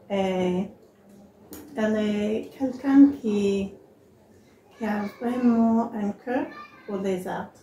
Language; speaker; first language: French; non-native, learner; English